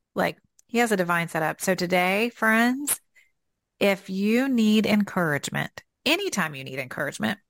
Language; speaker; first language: English; native; English